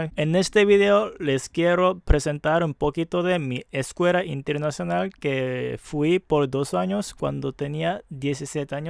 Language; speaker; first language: Spanish; non-native, fluent; Japanese